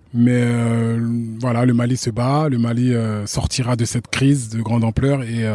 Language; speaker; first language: French; native; French